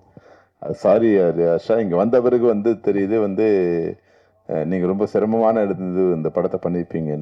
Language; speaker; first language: Tamil; native; Tamil